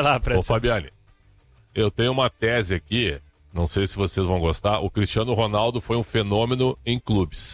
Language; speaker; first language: Portuguese; native; Portuguese